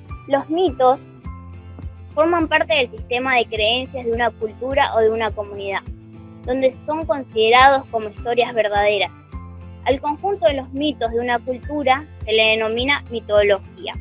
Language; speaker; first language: Spanish; native; Spanish